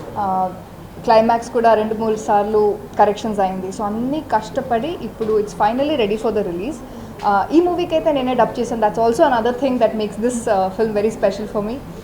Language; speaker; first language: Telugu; non-native, fluent; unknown